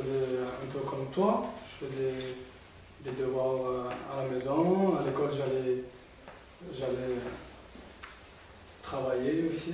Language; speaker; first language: French; early bilingual, other home language; Arabic